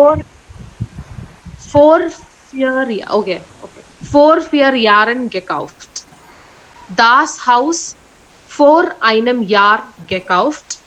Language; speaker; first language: German; non-native, learner; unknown